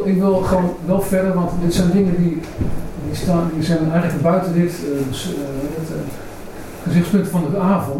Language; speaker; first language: Dutch; native; Dutch